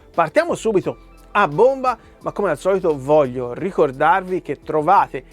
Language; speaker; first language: Italian; native; Italian